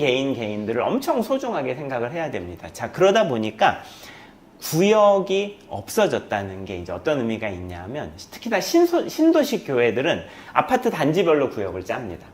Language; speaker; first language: Korean; native; Korean